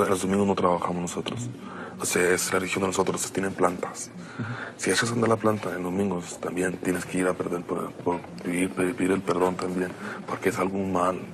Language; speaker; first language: Spanish; non-native, local second language; Plautdietsch